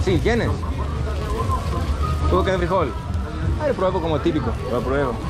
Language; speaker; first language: Spanish; non-native, learner; Greek